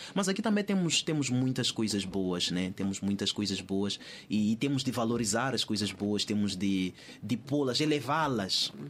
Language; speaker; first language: Portuguese; native; Portuguese